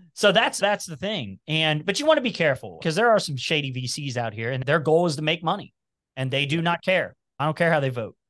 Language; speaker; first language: English; native; English